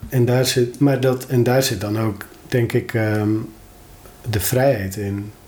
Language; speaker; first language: Dutch; native; Dutch